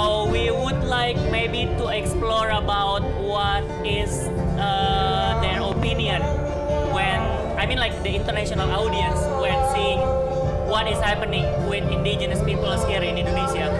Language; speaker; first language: English; non-native, fluent; Indonesian